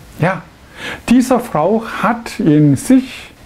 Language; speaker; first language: German; non-native, fluent; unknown